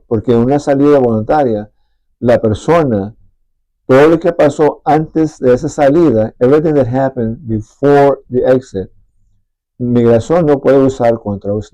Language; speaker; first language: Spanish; early bilingual, heritage; Spanish